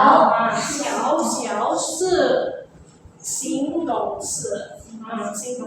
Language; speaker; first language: Chinese; non-native, fluent; Indonesian